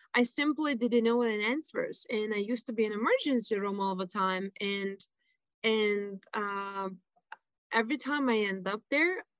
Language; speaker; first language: English; non-native, fluent; Lithuanian